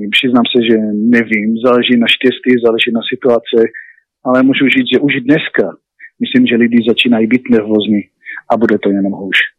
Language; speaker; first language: Czech; non-native, learner; Hebrew